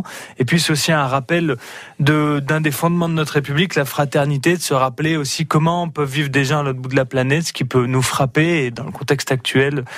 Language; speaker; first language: French; native; French